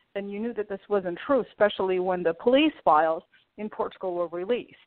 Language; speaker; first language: English; early bilingual, other home language; Portuguese